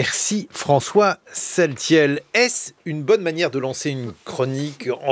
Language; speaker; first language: French; native; French